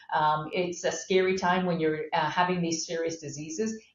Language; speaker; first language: English; native; English